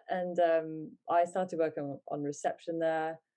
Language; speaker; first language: English; native; English